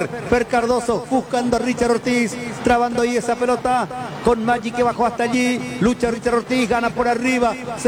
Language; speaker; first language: Spanish; native; Spanish